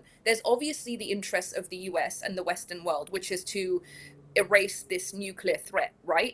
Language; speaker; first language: English; early bilingual, other home language; Persian